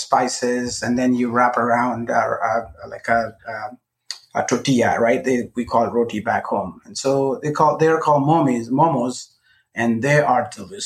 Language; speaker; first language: English; non-native, local second language; Nepali